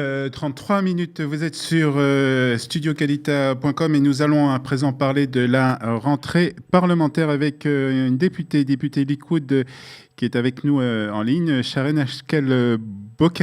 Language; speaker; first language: French; native; French